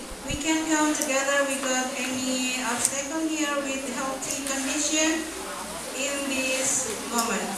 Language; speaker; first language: English; non-native, learner; Indonesian